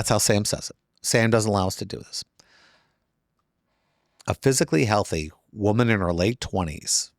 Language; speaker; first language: English; native; English